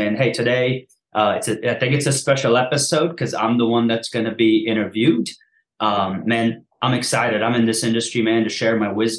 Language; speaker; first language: English; early bilingual, other home language; Persian